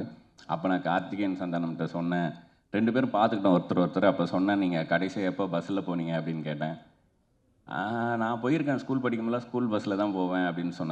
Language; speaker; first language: Tamil; native; Tamil